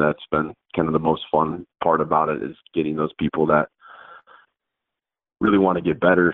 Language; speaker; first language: English; native; English